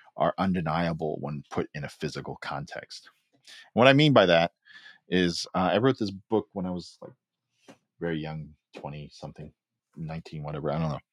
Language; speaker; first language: English; early bilingual, other home language; Filipino